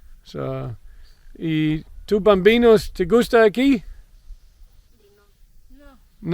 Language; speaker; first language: Spanish; non-native, learner; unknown